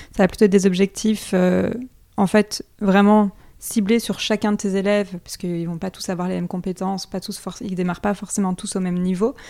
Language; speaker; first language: French; native; French